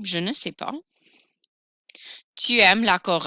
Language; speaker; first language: French; non-native, fluent; English